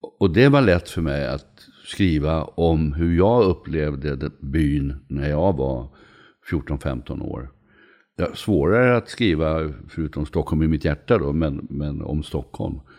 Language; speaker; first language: Swedish; native; Swedish